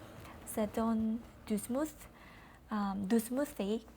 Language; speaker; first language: French; non-native, learner; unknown